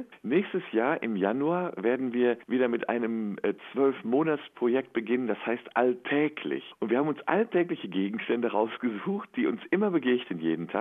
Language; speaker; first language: German; native; German